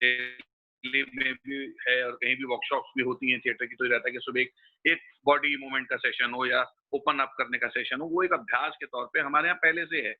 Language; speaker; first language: Hindi; native; Hindi